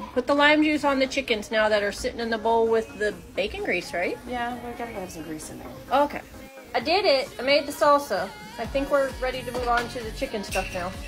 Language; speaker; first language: English; native; English